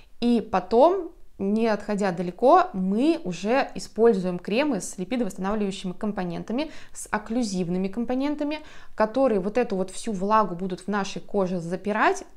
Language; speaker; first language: Russian; native; Russian